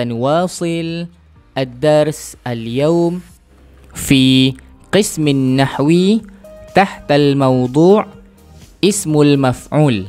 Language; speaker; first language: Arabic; non-native, fluent; Malay